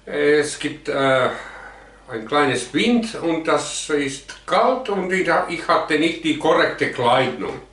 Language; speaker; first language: German; non-native, learner; Finnish